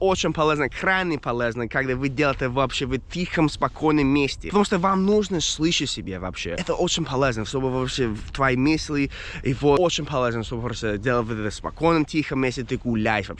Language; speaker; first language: Russian; non-native, fluent; English